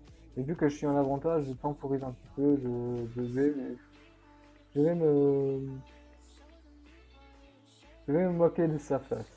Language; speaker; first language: French; native; French